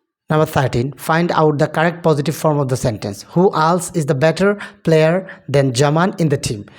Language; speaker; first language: English; non-native, local second language; Bangla